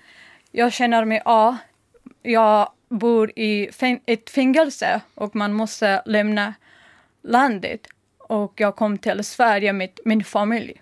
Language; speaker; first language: Swedish; non-native, learner; Persian